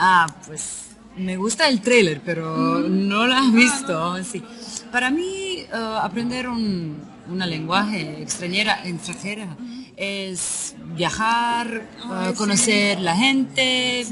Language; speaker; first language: Spanish; non-native, learner; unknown